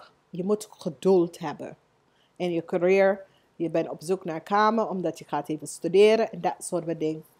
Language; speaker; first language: Dutch; non-native, learner; English